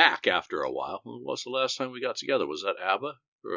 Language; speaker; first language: English; native; English